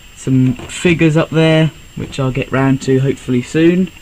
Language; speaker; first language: English; native; English